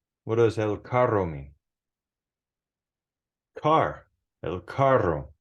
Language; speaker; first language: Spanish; non-native, fluent; English